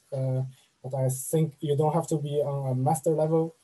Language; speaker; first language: English; non-native, fluent; Chinese